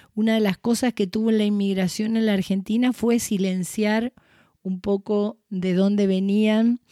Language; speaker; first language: Spanish; native; Spanish